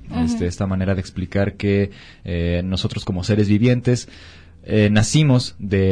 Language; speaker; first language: Spanish; native; Spanish